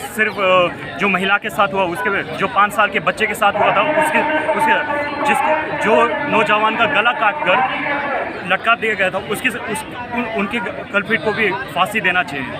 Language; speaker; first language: Hindi; non-native, local second language; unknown